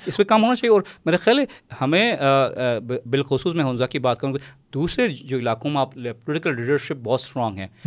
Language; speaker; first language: Urdu; non-native, local second language; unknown